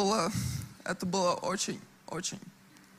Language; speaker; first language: Russian; non-native, local second language; Latvian